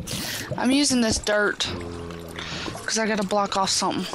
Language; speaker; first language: English; native; English